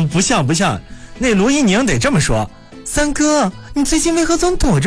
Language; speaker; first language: Chinese; native; Chinese